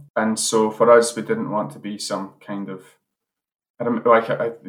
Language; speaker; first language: English; native; English